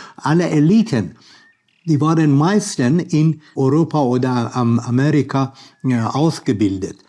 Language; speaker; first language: German; non-native, learner; Persian